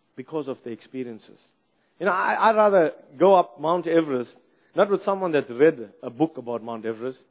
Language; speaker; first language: English; native; English